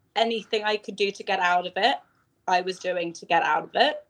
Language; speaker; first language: English; native; English